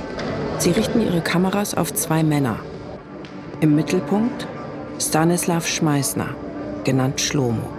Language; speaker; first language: German; native; German